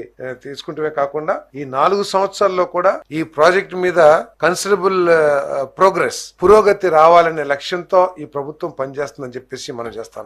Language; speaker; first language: Telugu; native; Telugu